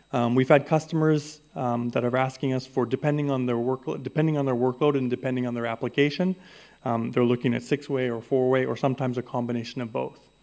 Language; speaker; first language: English; native; English